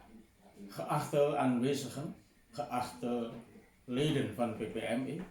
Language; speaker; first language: Dutch; non-native, fluent; Indonesian